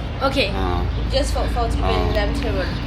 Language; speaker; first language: English; non-native, fluent; French